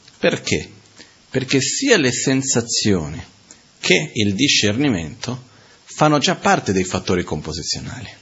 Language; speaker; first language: Italian; non-native, fluent; Portuguese